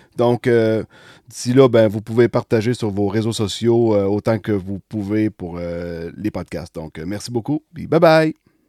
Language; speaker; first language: French; native; French